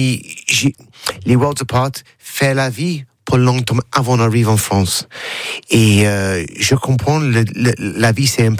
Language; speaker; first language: French; non-native, learner; English